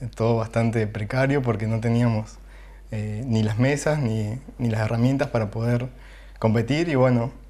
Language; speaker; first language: Spanish; native; Spanish